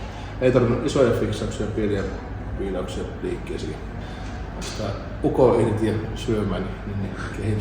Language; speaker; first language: Finnish; native; Finnish